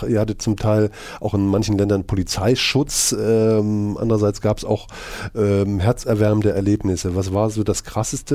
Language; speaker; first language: German; native; German